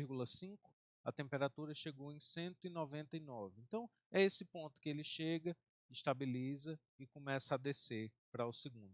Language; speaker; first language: Portuguese; native; Portuguese